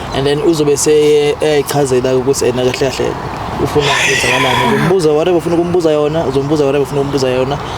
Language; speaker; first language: Zulu; native; Zulu